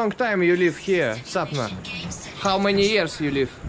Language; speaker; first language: English; non-native, learner; Russian